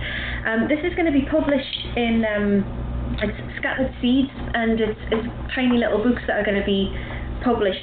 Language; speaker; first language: English; native; English